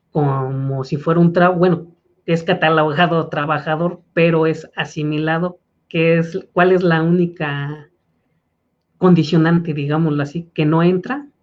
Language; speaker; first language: Spanish; native; Spanish